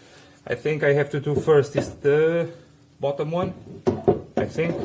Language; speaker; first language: English; non-native, fluent; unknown